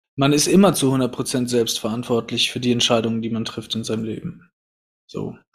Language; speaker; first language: German; early bilingual, other home language; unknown